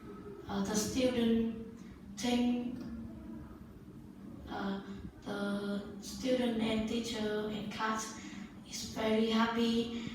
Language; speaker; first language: English; non-native, learner; Vietnamese